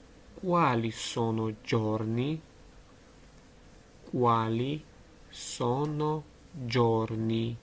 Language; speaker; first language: Italian; non-native, learner; Georgian